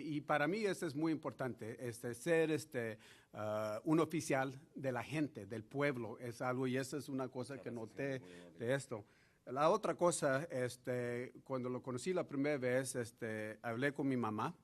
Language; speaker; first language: Spanish; early bilingual, heritage; Spanish